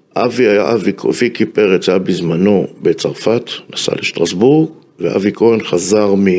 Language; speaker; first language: Hebrew; native; Hebrew